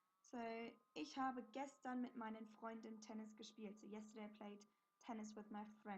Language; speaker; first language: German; non-native, fluent; English